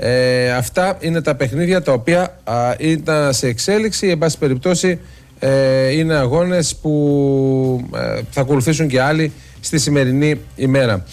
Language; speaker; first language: Greek; native; Greek